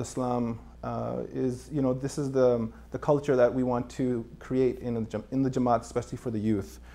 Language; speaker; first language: English; native; English